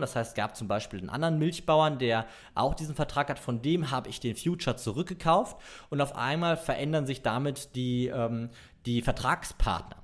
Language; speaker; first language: German; native; German